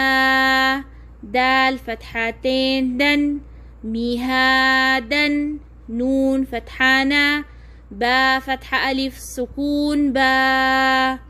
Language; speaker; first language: Arabic; non-native, fluent; Oromo